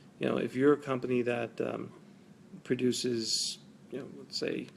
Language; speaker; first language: English; native; English